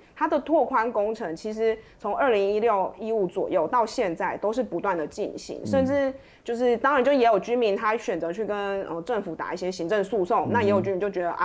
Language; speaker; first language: Chinese; native; Chinese